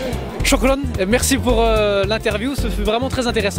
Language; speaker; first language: French; native; French